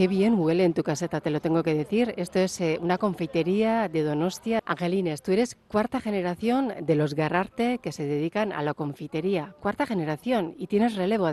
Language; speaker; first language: Spanish; native; Spanish